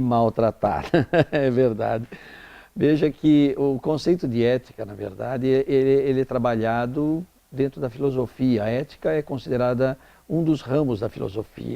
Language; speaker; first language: Portuguese; native; Portuguese